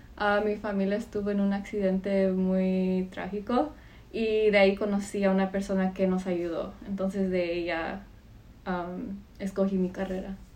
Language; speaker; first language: Spanish; early bilingual, heritage; Spanish